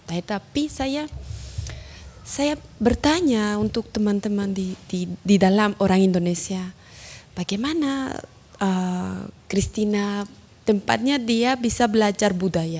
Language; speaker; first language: Indonesian; non-native, learner; Spanish